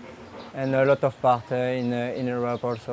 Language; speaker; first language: English; non-native, learner; French